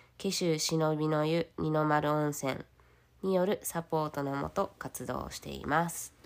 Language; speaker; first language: Japanese; native; Japanese